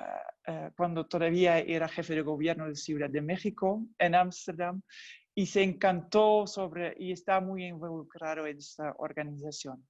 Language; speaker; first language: Spanish; non-native, fluent; Dutch